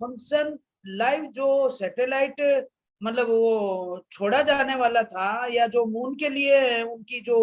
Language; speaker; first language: Hindi; native; Hindi